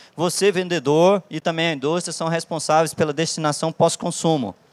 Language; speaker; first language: Portuguese; native; Portuguese